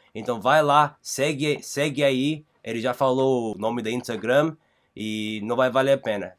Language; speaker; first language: Portuguese; non-native, fluent; English